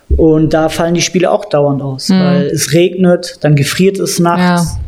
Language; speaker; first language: German; native; German